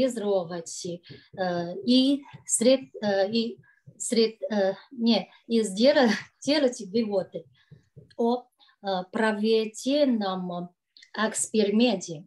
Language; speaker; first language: Russian; non-native, learner; Chinese